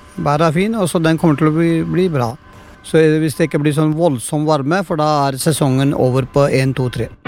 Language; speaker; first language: Norwegian; non-native, fluent; Punjabi